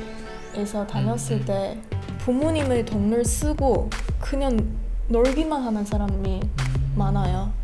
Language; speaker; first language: Korean; non-native, learner; Chinese